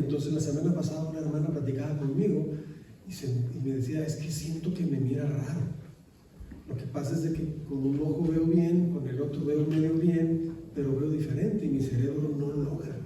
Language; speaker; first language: Spanish; native; Spanish